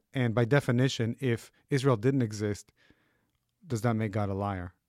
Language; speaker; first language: English; early bilingual, other home language; Hebrew